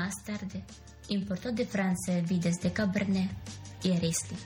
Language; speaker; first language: Spanish; non-native, fluent; Ukrainian